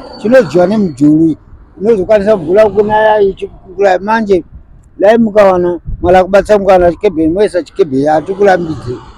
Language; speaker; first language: Shona; early bilingual, other home language; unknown